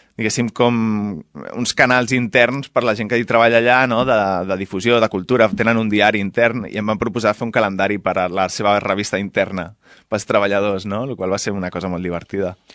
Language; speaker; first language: Catalan; non-native, local second language; Spanish